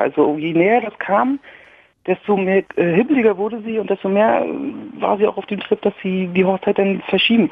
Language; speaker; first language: German; native; German